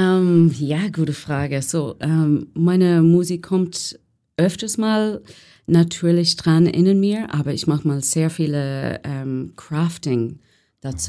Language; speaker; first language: German; non-native, learner; English